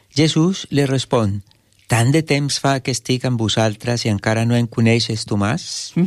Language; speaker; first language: Catalan; non-native, fluent; Spanish